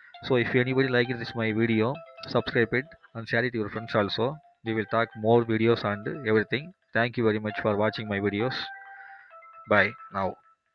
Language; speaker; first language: English; non-native, local second language; Tamil